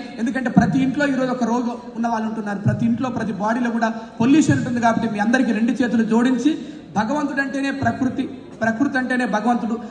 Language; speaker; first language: Telugu; native; Telugu